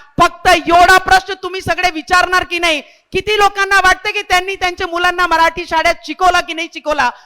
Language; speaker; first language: Marathi; non-native, local second language; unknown